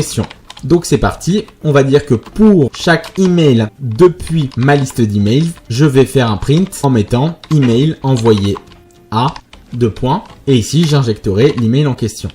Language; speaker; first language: French; native; French